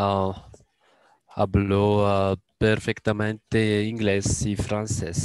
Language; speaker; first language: Spanish; non-native, learner; Malagasy